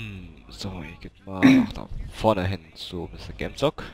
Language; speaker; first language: German; native; German